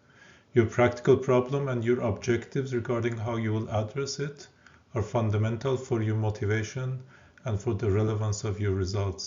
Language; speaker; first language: English; non-native, fluent; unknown